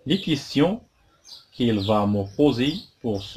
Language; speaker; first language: French; non-native, local second language; Arabic